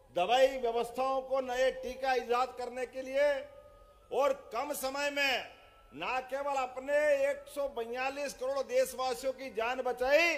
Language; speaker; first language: Hindi; native; Hindi